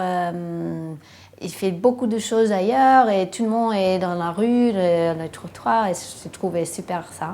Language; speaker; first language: French; non-native, fluent; English